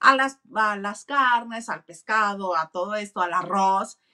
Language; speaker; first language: Spanish; native; Spanish